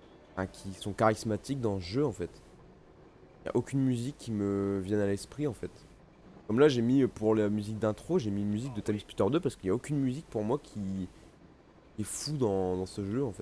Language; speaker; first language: French; native; French